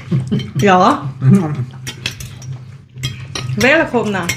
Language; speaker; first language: Swedish; non-native, fluent; Vietnamese